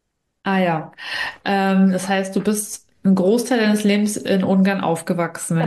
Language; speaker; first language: German; native; German